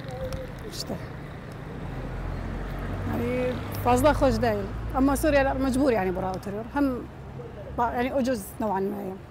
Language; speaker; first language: Turkish; non-native, learner; Arabic